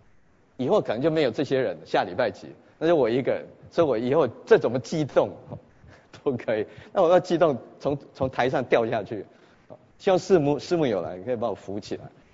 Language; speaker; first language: Chinese; native; Chinese